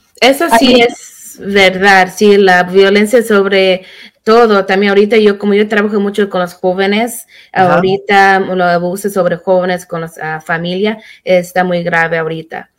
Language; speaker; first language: Spanish; early bilingual, heritage; Spanish